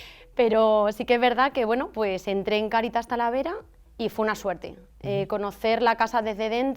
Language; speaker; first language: Spanish; native; Spanish